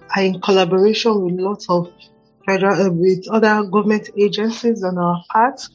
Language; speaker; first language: English; non-native, local second language; Igbo